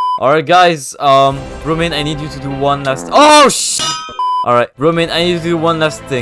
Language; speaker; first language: English; non-native, fluent; French